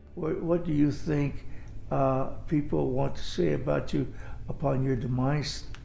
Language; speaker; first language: English; native; English